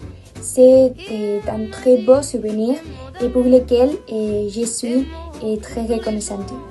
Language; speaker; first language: French; non-native, learner; Spanish